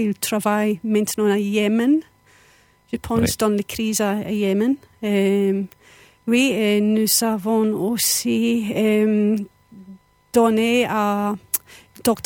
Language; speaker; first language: French; non-native, fluent; English